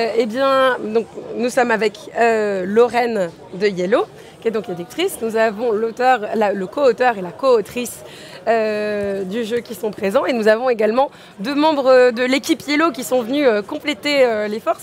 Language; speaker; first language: French; native; French